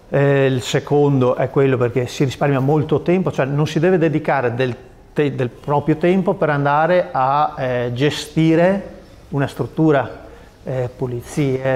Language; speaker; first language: Italian; native; Italian